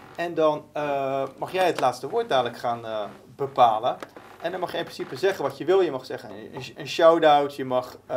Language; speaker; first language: Dutch; native; Dutch